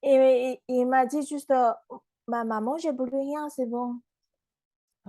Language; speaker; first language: French; non-native, fluent; Chinese